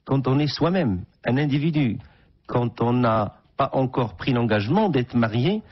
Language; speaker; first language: French; non-native, local second language; Arabic